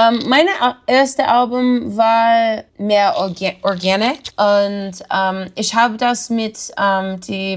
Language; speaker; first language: German; non-native, learner; English